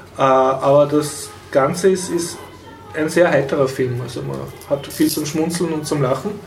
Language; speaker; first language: German; native; German